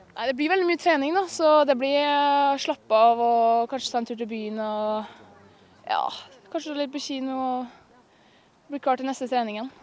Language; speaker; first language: Norwegian; native; Norwegian